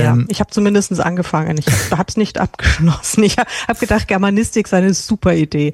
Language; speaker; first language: German; native; German